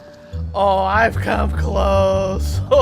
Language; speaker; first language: English; native; English